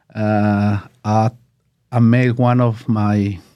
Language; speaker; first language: English; non-native, learner; Spanish